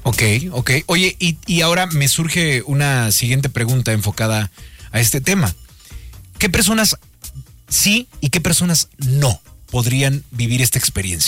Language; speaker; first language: Spanish; native; Spanish